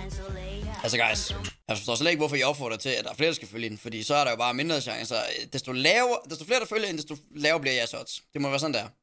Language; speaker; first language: Danish; native; Danish